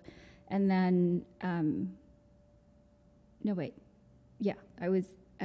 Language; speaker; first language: English; non-native, local second language; Gujarati